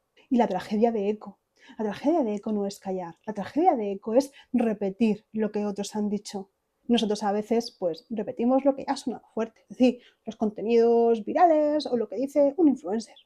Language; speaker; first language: Spanish; native; Spanish